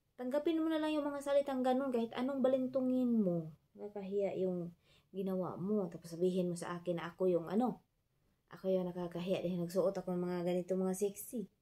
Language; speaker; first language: Filipino; non-native, local second language; Cebuano